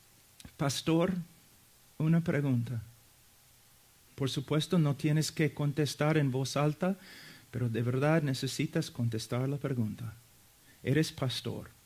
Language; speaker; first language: Spanish; non-native, fluent; English